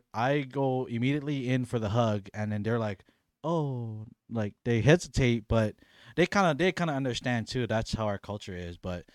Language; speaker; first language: English; native; English